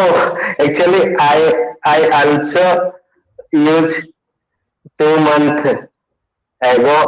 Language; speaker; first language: English; non-native, learner; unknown